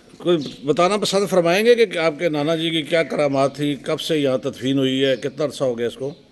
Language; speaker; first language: Urdu; non-native, local second language; Pahari-Potwari